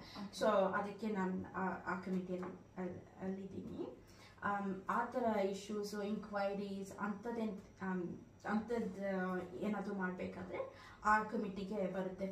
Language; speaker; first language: Kannada; early bilingual, heritage; Kannada